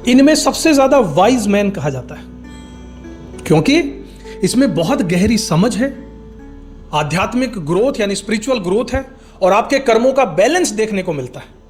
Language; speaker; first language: Hindi; native; Hindi